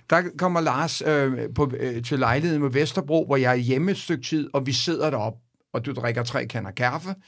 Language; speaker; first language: Danish; native; Danish